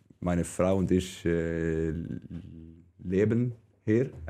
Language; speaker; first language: German; non-native, learner; Swedish